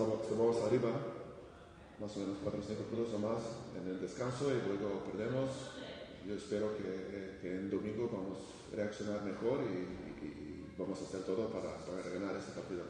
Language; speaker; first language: Spanish; non-native, fluent; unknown